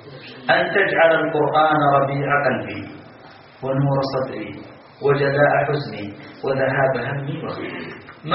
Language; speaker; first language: Arabic; native; Arabic